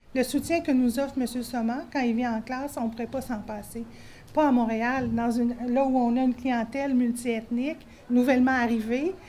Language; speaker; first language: French; native; French